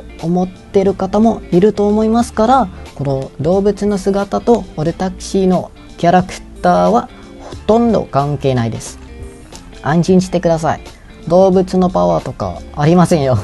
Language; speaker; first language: Japanese; non-native, fluent; Malay